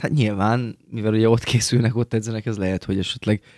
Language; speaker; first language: Hungarian; native; Hungarian